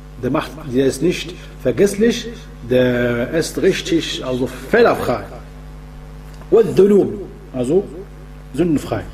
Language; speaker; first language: German; non-native, fluent; Arabic